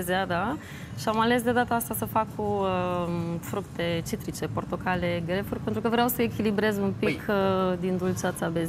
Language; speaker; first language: Romanian; native; Romanian